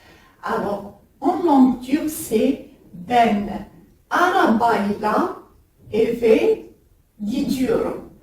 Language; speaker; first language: Turkish; non-native, learner; French